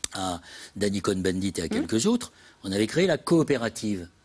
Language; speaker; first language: French; native; French